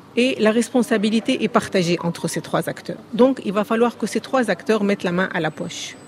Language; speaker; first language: French; non-native, local second language; Arabic